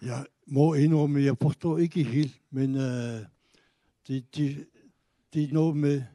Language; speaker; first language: Danish; non-native, local second language; Kalaallisut